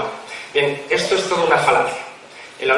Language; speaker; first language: Spanish; native; Spanish